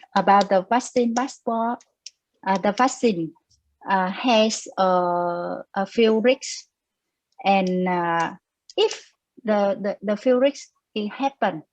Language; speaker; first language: English; non-native, learner; Vietnamese